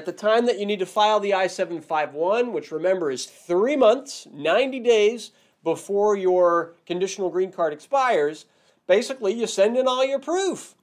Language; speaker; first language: English; native; English